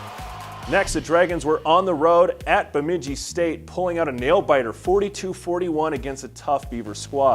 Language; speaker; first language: English; native; English